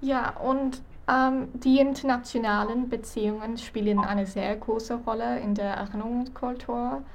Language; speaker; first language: German; non-native, fluent; English